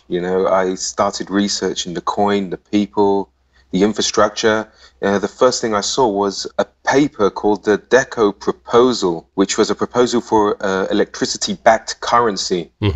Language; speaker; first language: English; native; English